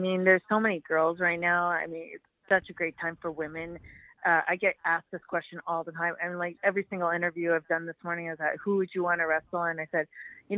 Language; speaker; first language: English; native; English